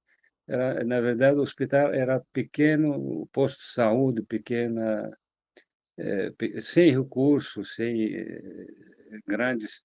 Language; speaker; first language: Portuguese; non-native, fluent; Arabic